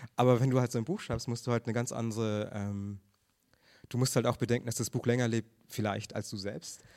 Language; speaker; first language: German; early bilingual, other home language; Tamil